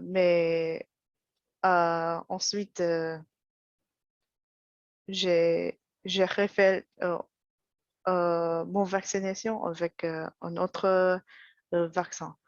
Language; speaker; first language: French; non-native, learner; English